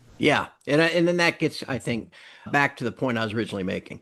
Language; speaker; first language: English; native; English